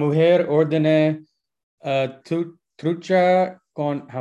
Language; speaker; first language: Spanish; non-native, learner; English